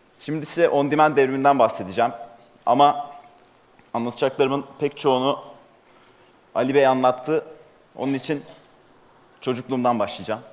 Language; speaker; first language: Turkish; native; Turkish